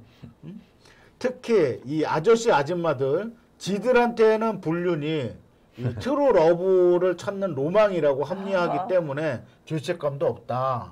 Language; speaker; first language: Korean; native; Korean